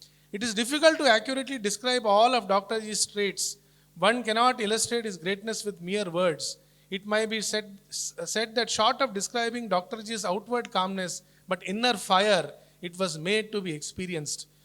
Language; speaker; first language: English; non-native, local second language; Telugu